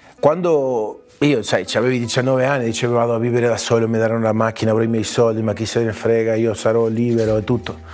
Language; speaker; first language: Italian; non-native, fluent; Spanish